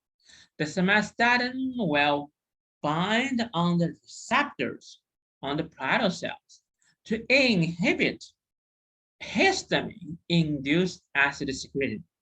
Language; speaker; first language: English; non-native, fluent; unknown